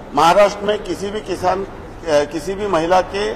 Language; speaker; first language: Hindi; non-native, local second language; Marathi